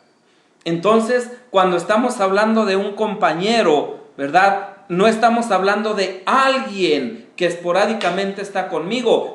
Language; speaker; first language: Spanish; native; Spanish